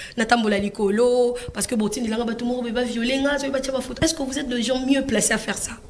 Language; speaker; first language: French; non-native, local second language; Lingala